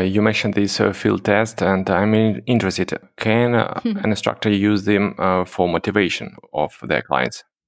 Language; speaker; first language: English; non-native, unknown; Russian